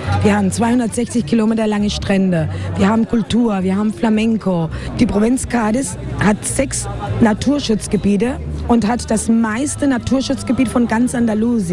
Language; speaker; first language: German; non-native, fluent; Spanish